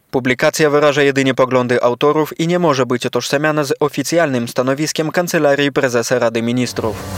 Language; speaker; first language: Polish; non-native, local second language; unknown